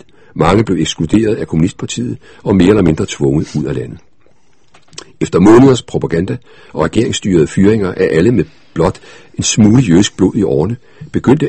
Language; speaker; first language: Danish; native; Danish